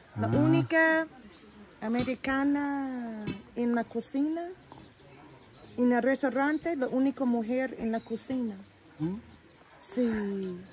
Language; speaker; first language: Spanish; non-native, learner; English